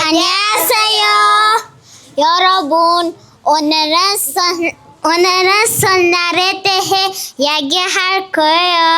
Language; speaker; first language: Korean; non-native, learner; Uzbek